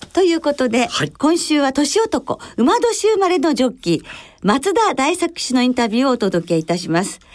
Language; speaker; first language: Japanese; native; Japanese